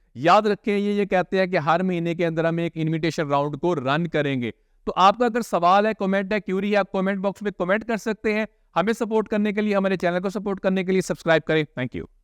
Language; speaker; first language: Urdu; non-native, local second language; Punjabi